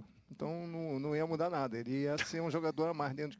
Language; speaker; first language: Portuguese; native; Portuguese